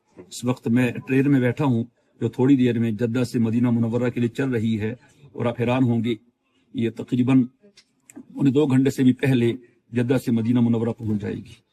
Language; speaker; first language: Urdu; native; Urdu